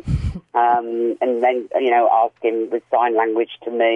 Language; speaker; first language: English; native; English